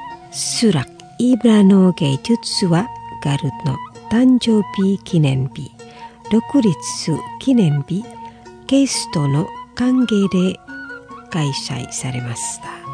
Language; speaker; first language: Japanese; non-native, fluent; Indonesian